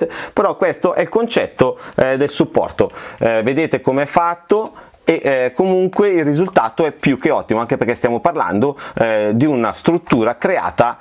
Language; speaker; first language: Italian; native; Italian